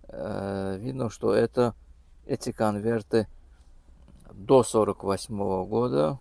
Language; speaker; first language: Russian; non-native, fluent; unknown